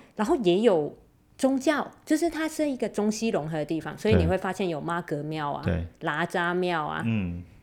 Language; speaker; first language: Chinese; non-native, local second language; Cantonese